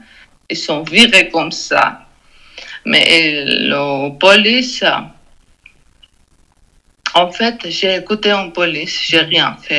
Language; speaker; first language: French; non-native, learner; Georgian